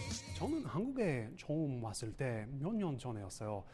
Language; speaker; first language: Korean; non-native, learner; English